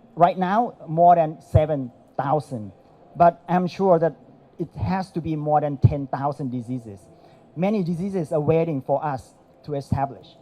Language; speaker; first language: English; non-native, fluent; Thai